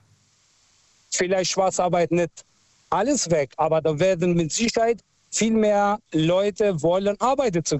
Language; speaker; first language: German; non-native, fluent; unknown